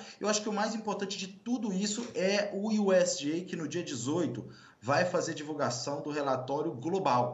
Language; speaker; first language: Portuguese; native; Portuguese